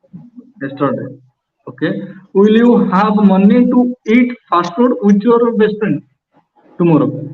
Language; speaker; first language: English; non-native, local second language; Odia